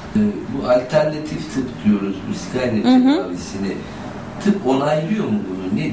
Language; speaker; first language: Turkish; native; Turkish